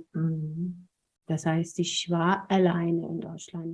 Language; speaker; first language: German; non-native, fluent; Amharic